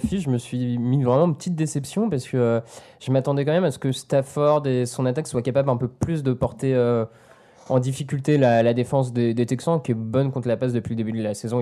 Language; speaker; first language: French; native; French